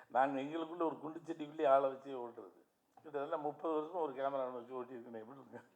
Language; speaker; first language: Tamil; native; Tamil